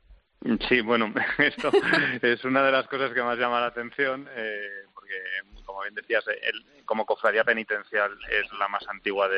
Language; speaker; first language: Spanish; native; Spanish